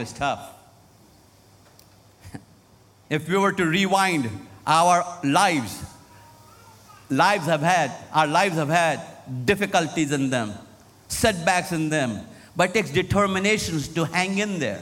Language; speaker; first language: English; non-native, local second language; Hindi